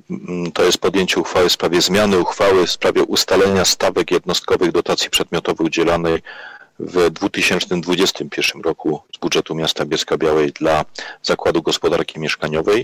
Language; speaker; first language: Polish; native; Polish